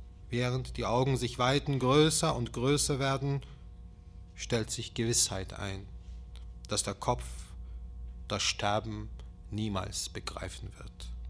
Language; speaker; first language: German; early bilingual, other home language; Turkish